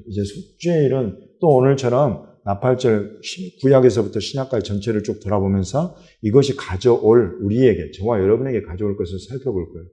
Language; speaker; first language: Korean; native; Korean